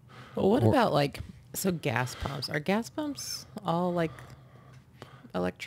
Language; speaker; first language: English; native; English